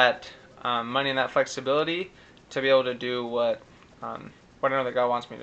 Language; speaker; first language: English; native; English